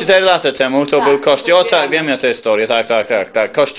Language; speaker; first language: Polish; non-native, learner; English